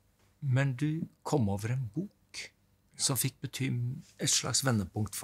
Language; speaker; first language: Norwegian; native; Norwegian